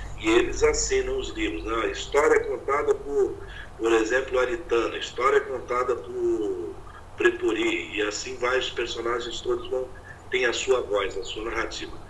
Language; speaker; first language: Portuguese; native; Portuguese